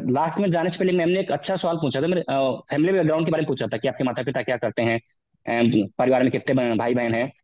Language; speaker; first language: Hindi; native; Hindi